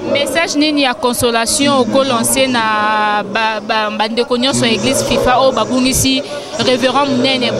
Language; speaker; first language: French; non-native, local second language; Lingala